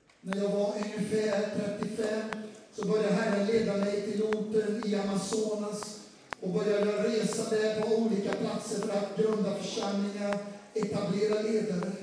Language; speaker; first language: Swedish; non-native, fluent; Portuguese